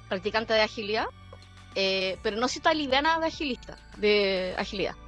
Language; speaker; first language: Spanish; early bilingual, other home language; Korean